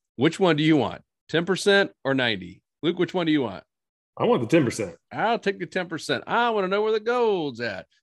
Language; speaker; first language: English; native; English